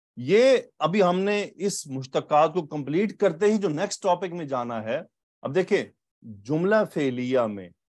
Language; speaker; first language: Urdu; native; Urdu